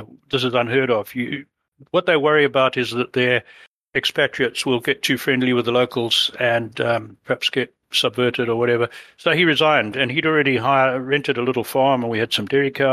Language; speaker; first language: English; native; English